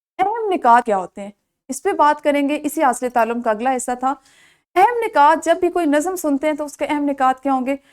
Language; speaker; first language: Urdu; non-native, local second language; Punjabi